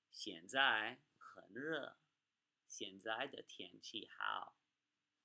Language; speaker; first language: Chinese; non-native, fluent; English